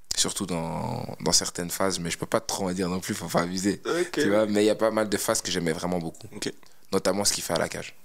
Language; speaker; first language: French; native; French